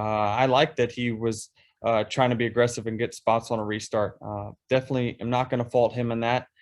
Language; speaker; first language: English; native; English